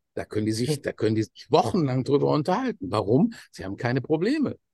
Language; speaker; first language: German; native; German